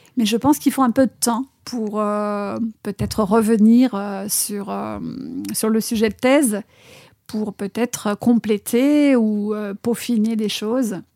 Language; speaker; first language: French; non-native, fluent; Spanish